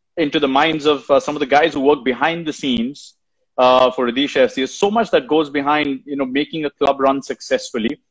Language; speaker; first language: English; non-native, local second language; Hindi